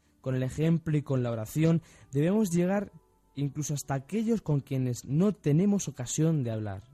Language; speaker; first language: Spanish; native; Spanish